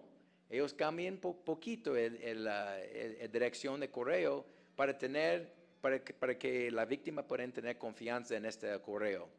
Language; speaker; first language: Spanish; non-native, fluent; English